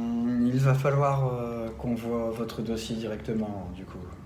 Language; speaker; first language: French; native; French